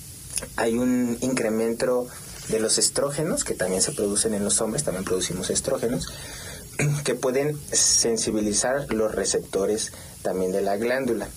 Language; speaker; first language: Spanish; native; Spanish